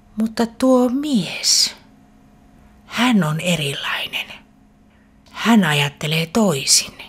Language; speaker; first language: Finnish; native; Finnish